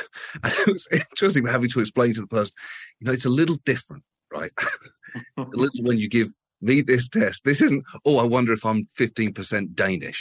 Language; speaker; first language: English; native; English